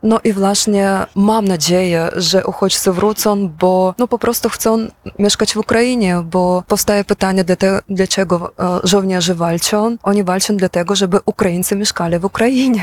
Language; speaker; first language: Polish; non-native, fluent; Ukrainian